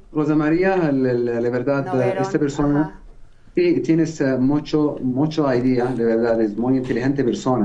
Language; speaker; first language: Spanish; non-native, learner; Arabic